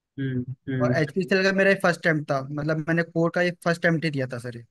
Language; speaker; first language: Hindi; native; Hindi